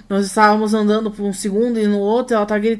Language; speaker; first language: Portuguese; native; Portuguese